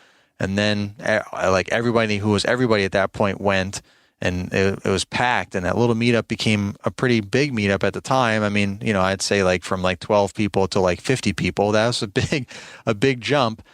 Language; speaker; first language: English; native; English